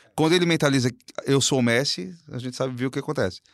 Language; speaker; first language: Portuguese; native; Portuguese